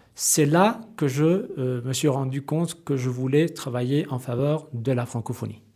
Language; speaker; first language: French; non-native, fluent; Spanish